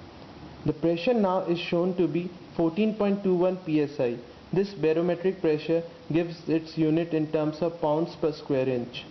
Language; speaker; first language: English; non-native, local second language; Bangla